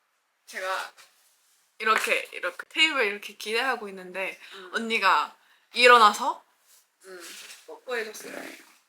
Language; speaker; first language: Korean; non-native, fluent; Chinese